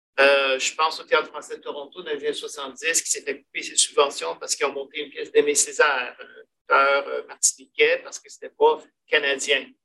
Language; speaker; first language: French; native; French